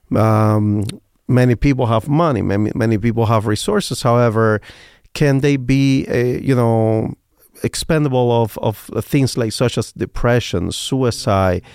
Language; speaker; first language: English; non-native, fluent; Spanish